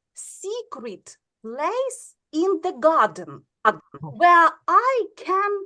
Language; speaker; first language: English; non-native, learner; Ukrainian